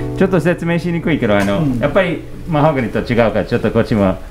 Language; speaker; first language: Japanese; non-native, fluent; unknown